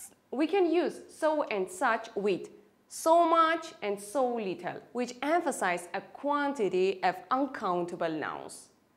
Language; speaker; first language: English; non-native, fluent; Armenian